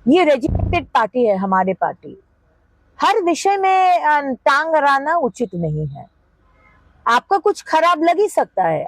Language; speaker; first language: Hindi; non-native, local second language; Bangla